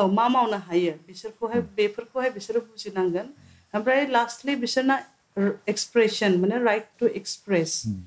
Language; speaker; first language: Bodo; non-native, local second language; Santali